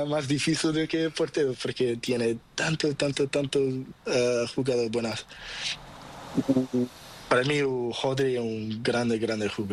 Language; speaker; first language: Spanish; non-native, learner; Portuguese